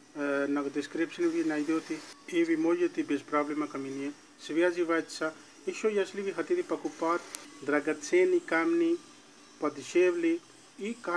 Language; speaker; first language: Russian; non-native, learner; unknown